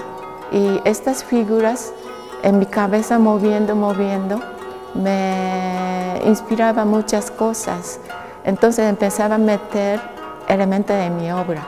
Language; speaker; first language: Spanish; non-native, learner; Japanese